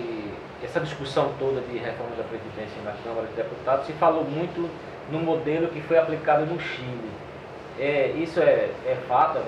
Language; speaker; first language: Portuguese; native; Portuguese